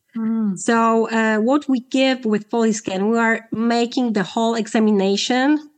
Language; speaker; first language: English; non-native, fluent; Polish